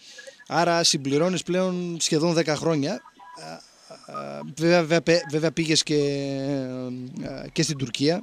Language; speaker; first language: Greek; native; Greek